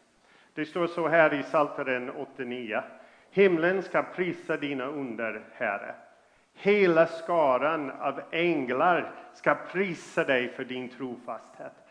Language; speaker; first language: Swedish; non-native, fluent; English